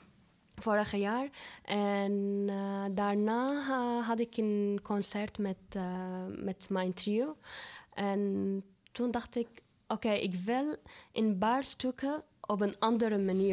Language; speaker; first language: Dutch; non-native, fluent; Arabic